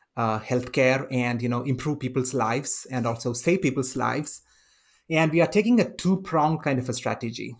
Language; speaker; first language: English; non-native, local second language; Malayalam